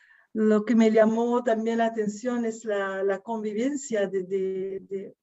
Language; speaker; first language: Spanish; non-native, fluent; Dutch